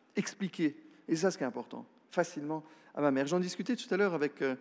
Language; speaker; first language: French; non-native, local second language; Luxembourgish